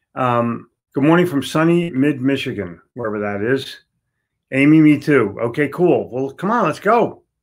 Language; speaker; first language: English; native; English